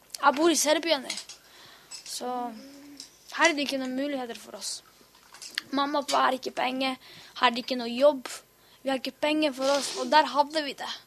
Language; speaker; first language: Norwegian; early bilingual, other home language; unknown